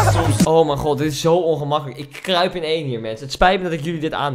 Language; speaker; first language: Dutch; native; Dutch